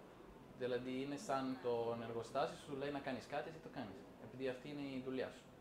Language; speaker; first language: Greek; non-native, fluent; Italian